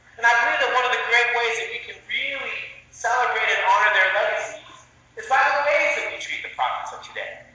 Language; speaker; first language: English; native; English